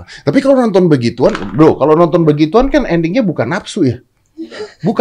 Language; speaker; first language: Indonesian; native; Indonesian